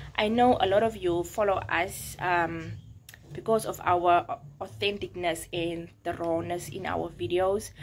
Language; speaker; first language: English; non-native, local second language; Afrikaans